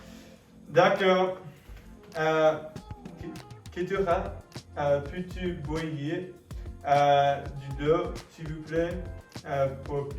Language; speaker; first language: French; non-native, learner; English